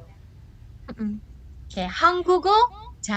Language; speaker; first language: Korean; non-native, fluent; Indonesian